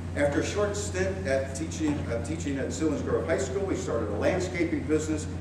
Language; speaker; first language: English; native; English